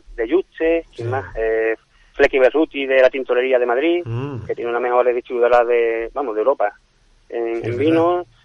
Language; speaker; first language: Spanish; native; Spanish